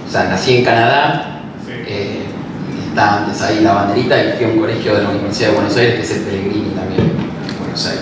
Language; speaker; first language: Spanish; early bilingual, other home language; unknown